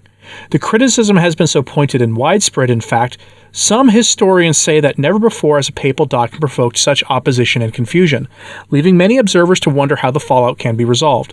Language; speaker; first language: English; native; English